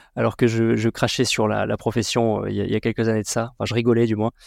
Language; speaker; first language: French; native; French